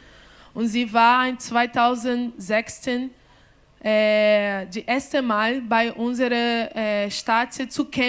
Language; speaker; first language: German; non-native, learner; Portuguese